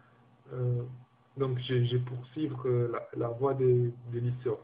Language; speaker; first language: French; non-native, learner; Romanian